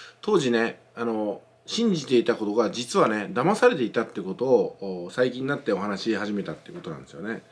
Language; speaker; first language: Japanese; native; Japanese